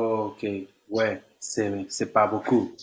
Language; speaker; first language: French; non-native, learner; Spanish